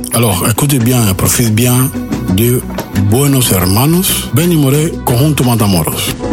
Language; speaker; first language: French; non-native, learner; Spanish